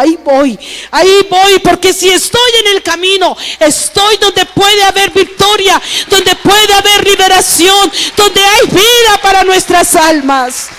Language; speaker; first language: Spanish; native; Spanish